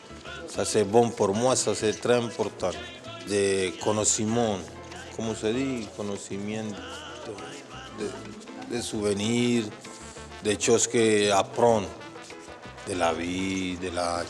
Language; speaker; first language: French; non-native, learner; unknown